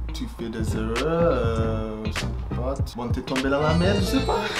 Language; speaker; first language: French; non-native, fluent; English